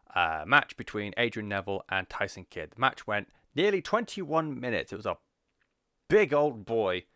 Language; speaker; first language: English; native; English